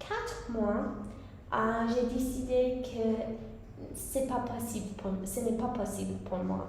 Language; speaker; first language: French; non-native, learner; English